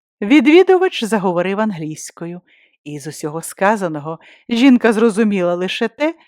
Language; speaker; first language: Ukrainian; native; Ukrainian